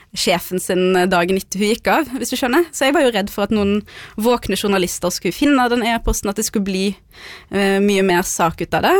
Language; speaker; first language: Norwegian; early bilingual, other home language; Arabic